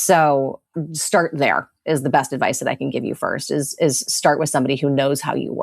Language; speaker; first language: English; native; English